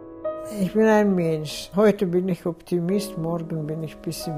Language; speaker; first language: German; non-native, fluent; Russian